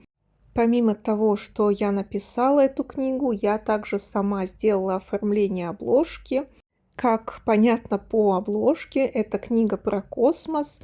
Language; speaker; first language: Russian; native; Russian